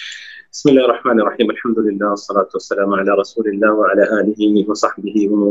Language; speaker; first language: Arabic; non-native, fluent; Urdu